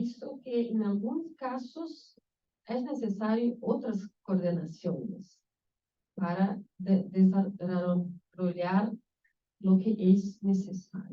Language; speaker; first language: Spanish; non-native, learner; Portuguese